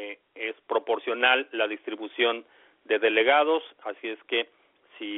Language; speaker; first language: Spanish; native; Spanish